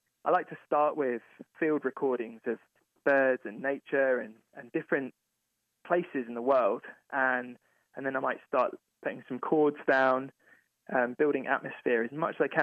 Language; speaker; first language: English; native; English